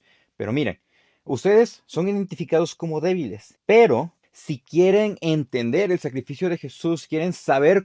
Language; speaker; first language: Spanish; native; Spanish